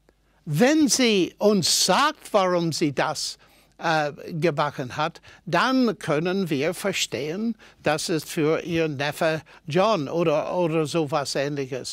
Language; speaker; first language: German; non-native, fluent; English